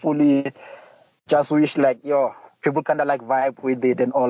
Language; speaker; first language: English; non-native, local second language; Zulu